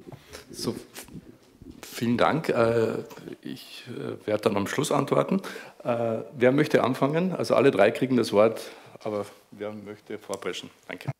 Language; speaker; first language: German; native; German